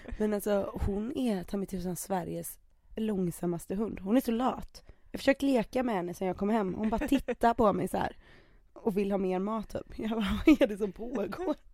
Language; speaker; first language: Swedish; native; Swedish